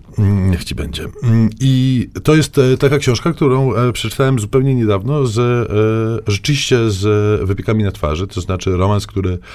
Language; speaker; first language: Polish; native; Polish